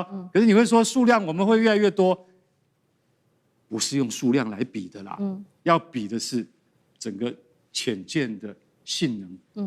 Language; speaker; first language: Chinese; native; Chinese